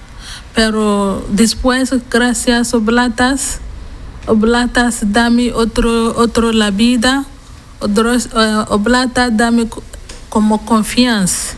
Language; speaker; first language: Spanish; non-native, learner; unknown